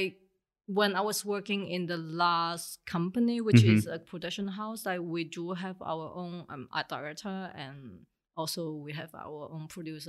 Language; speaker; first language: English; non-native, local second language; Cantonese